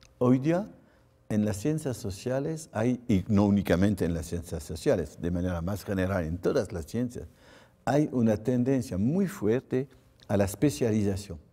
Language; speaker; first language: Spanish; non-native, fluent; French